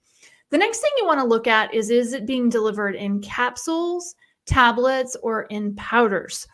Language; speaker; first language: English; native; English